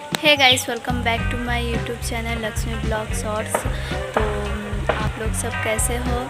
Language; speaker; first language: Hindi; native; Hindi